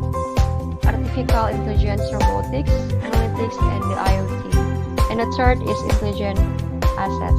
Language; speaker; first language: English; non-native, learner; Indonesian